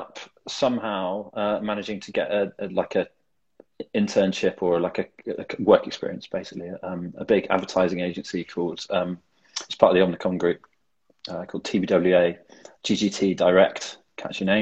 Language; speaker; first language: English; native; English